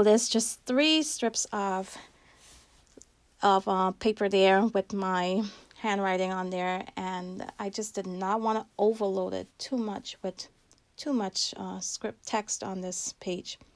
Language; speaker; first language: English; native; English